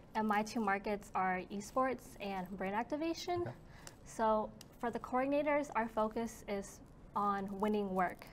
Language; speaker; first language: English; native; English